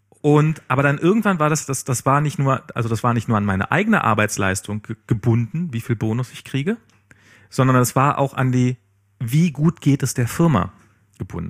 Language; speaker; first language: German; native; German